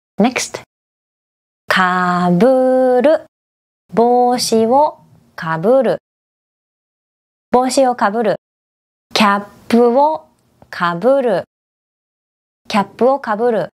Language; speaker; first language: Japanese; native; Japanese